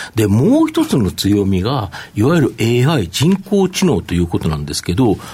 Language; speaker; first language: Japanese; native; Japanese